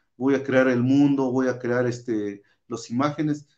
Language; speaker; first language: Spanish; non-native, local second language; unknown